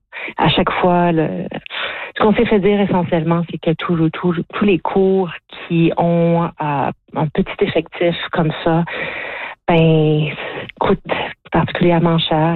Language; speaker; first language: French; native; French